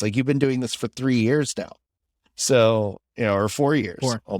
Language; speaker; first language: English; native; English